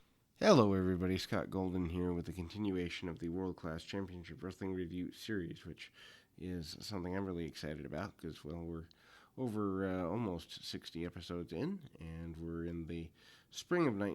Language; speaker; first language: English; native; English